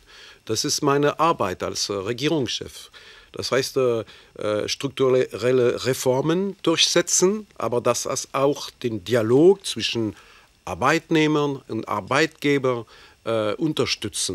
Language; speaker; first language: German; non-native, fluent; French